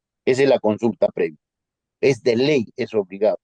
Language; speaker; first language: Spanish; native; Spanish